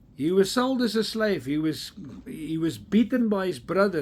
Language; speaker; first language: English; non-native, local second language; Afrikaans